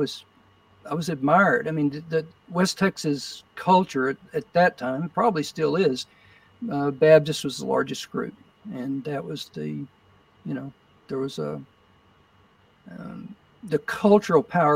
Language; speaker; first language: English; native; English